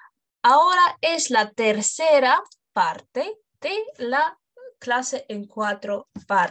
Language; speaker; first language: Spanish; non-native, fluent; English